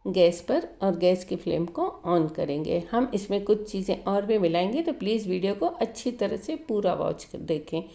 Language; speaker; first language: Hindi; native; Hindi